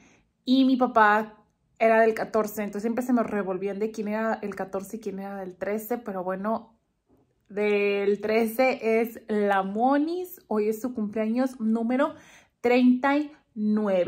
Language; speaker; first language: Spanish; native; Spanish